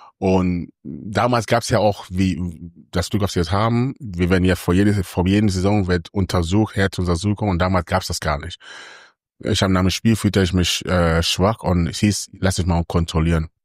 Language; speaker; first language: German; early bilingual, other home language; Akan